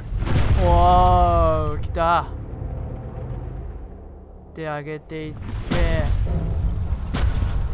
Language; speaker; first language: Japanese; native; Japanese